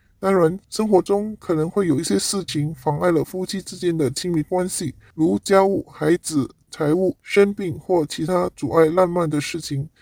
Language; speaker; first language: Chinese; non-native, local second language; Cantonese